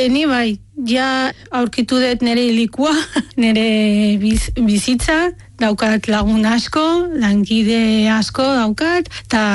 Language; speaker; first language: Basque; non-native, fluent; Arabic